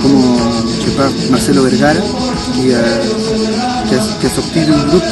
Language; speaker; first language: French; non-native, learner; Spanish